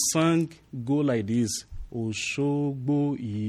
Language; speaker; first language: English; non-native, local second language; Yoruba